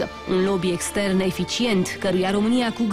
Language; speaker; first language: Romanian; native; Romanian